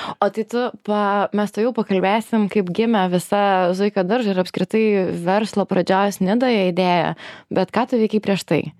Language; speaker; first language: Lithuanian; native; Lithuanian